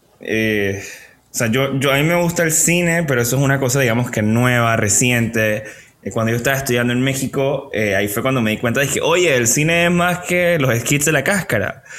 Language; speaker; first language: Spanish; native; Spanish